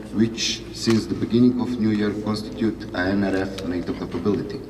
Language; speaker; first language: English; non-native, fluent; Slovenian